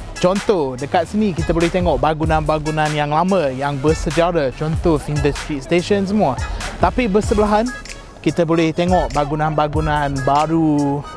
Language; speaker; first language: Malay; non-native, fluent; English